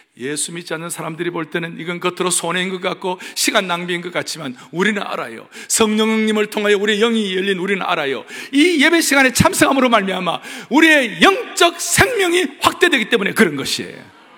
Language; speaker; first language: Korean; native; Korean